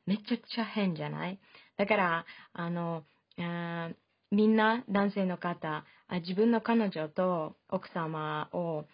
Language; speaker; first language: Japanese; non-native, fluent; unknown